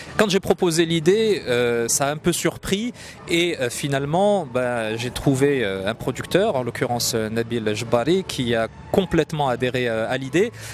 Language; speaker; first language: French; non-native, local second language; Arabic